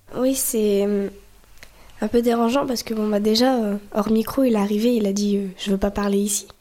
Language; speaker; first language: French; native; French